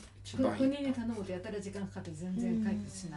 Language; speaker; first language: Japanese; native; Japanese